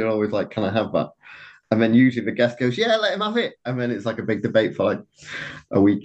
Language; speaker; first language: English; native; English